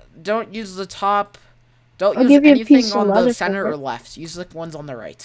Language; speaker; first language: English; native; English